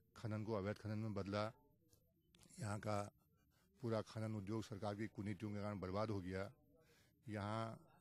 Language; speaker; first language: Hindi; native; Hindi